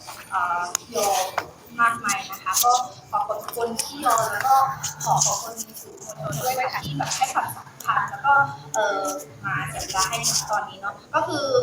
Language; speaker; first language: Thai; non-native, fluent; Burmese